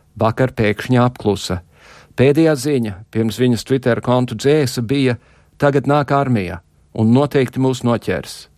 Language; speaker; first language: Latvian; early bilingual, heritage; Latvian